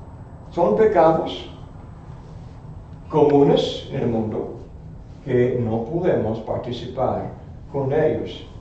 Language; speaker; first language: Spanish; non-native, fluent; English